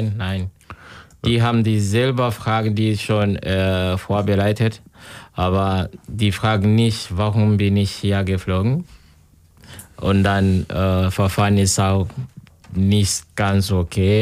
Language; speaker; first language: German; non-native, learner; Kinyarwanda